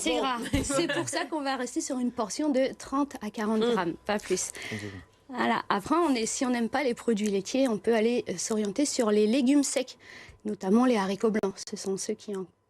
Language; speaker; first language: French; native; French